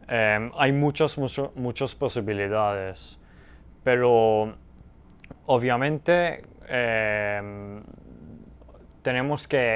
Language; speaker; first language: Spanish; early bilingual, heritage; Spanish